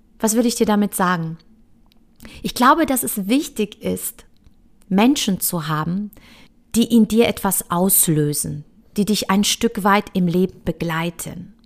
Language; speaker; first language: German; early bilingual, other home language; Polish